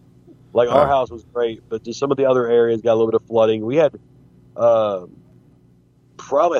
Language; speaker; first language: English; native; English